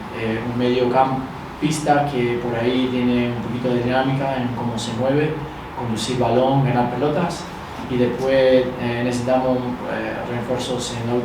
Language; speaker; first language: Spanish; early bilingual, other home language; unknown